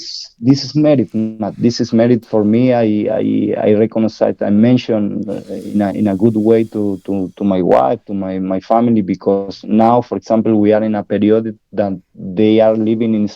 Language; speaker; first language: English; non-native, learner; Spanish